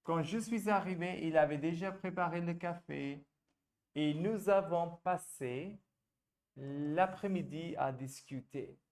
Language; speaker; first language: French; non-native, fluent; Hindi